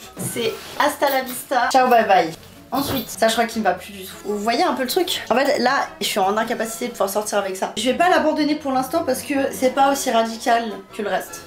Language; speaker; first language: French; native; French